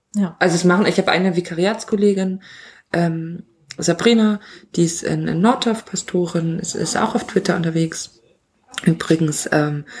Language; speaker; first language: German; native; German